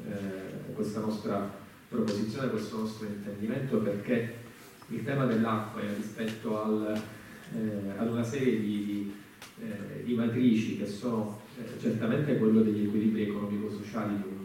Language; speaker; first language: Italian; native; Italian